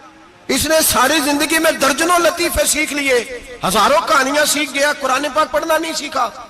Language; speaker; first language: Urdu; non-native, local second language; Punjabi